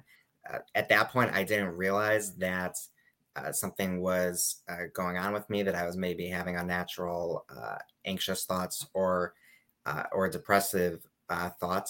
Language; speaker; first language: English; native; English